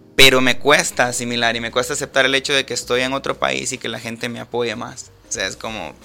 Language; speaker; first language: Spanish; native; Spanish